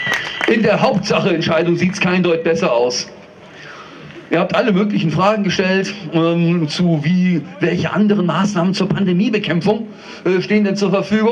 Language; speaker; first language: German; native; German